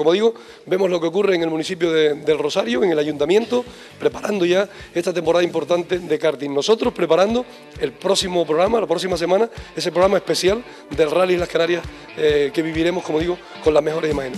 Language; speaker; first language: Spanish; native; Spanish